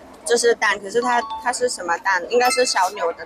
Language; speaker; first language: Chinese; non-native, fluent; Mongolian